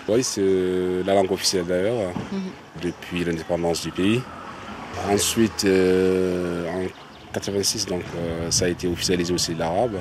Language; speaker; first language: French; non-native, local second language; Arabic